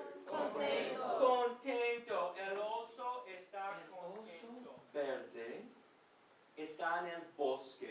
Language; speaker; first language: Spanish; non-native, fluent; English